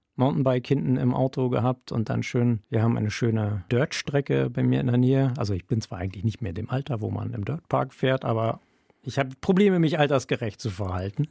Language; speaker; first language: German; native; German